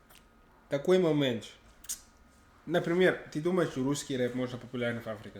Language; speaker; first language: Russian; non-native, learner; English